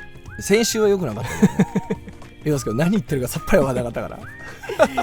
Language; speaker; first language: Japanese; native; Japanese